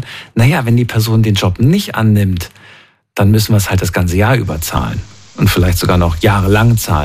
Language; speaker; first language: German; native; German